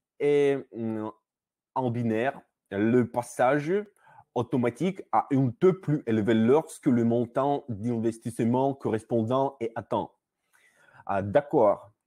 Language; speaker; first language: French; non-native, learner; Russian